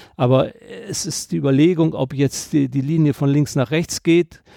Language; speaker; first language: German; native; German